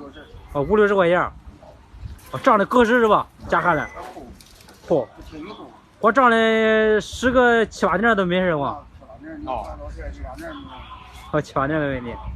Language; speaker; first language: Chinese; native; Chinese